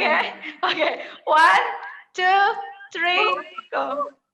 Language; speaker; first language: English; non-native, fluent; Indonesian